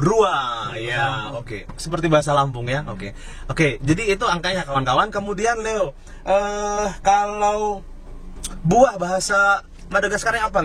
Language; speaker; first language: Indonesian; native; Indonesian